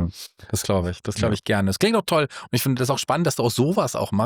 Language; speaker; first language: German; native; German